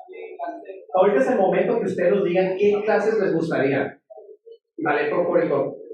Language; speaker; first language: Spanish; native; Spanish